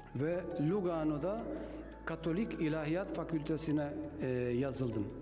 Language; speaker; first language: Turkish; non-native, fluent; Albanian